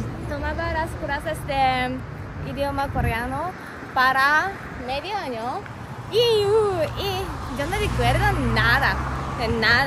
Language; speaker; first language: Spanish; non-native, learner; Japanese